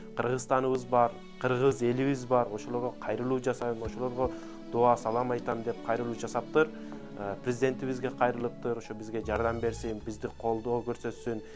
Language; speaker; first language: Kyrgyz; native; Kyrgyz